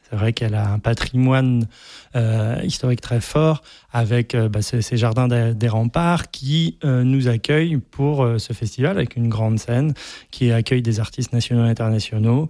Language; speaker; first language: French; native; French